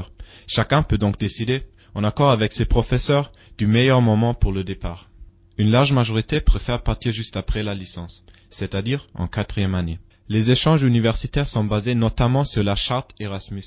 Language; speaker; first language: French; native; French